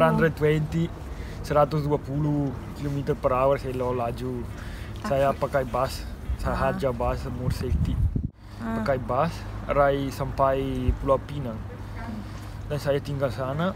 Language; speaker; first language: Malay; non-native, learner; Italian